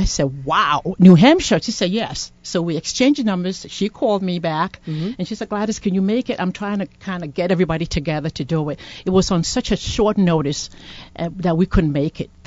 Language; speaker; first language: English; non-native, local second language; Akan